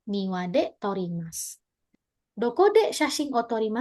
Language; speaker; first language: Japanese; non-native, fluent; Indonesian